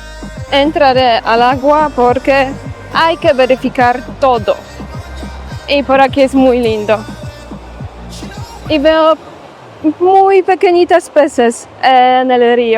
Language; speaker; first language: Spanish; non-native, learner; Polish